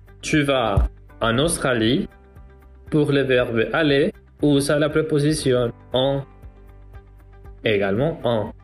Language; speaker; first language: French; non-native, learner; Spanish